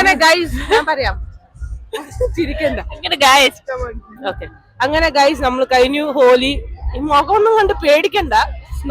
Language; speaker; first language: Malayalam; non-native, local second language; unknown